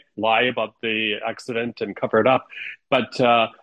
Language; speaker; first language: English; non-native, fluent; Ukrainian